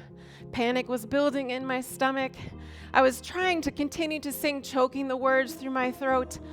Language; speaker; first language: English; native; English